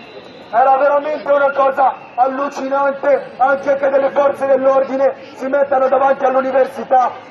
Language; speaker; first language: Italian; native; Italian